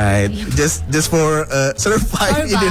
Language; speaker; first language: English; non-native, learner; Indonesian